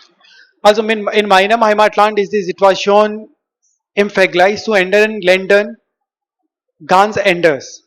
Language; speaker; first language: German; non-native, learner; Hindi